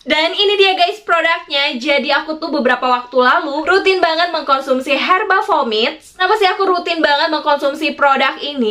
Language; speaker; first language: Indonesian; native; Indonesian